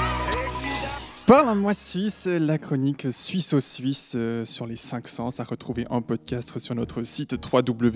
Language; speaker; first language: French; native; French